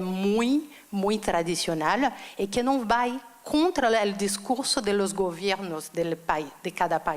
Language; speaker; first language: Spanish; non-native, learner; Portuguese